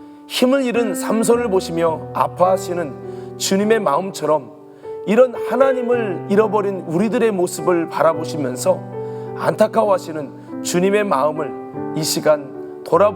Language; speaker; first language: Korean; native; Korean